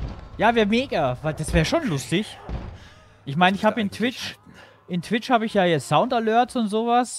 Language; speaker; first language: German; native; German